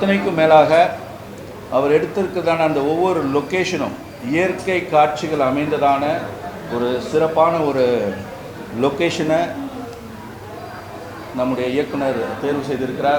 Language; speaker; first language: Tamil; native; Tamil